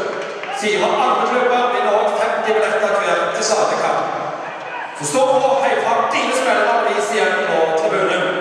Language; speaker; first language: Norwegian; native; Norwegian